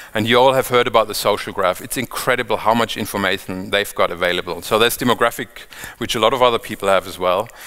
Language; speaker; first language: English; non-native, fluent; German